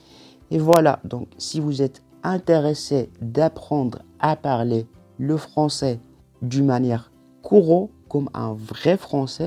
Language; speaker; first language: French; non-native, local second language; Arabic